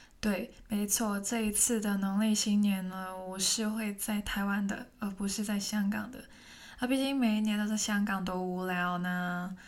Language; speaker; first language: Chinese; non-native, local second language; Cantonese